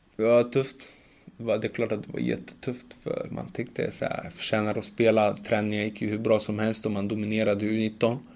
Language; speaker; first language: Swedish; early bilingual, other home language; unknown